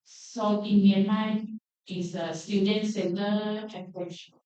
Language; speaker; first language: English; non-native, learner; Thai